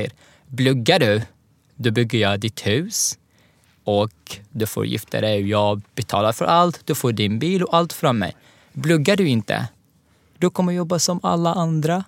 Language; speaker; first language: Swedish; non-native, fluent; Arabic